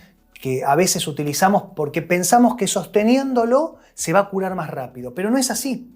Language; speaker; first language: Spanish; native; Spanish